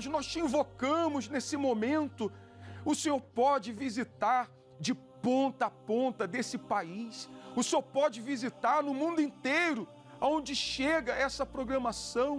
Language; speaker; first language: Portuguese; native; Portuguese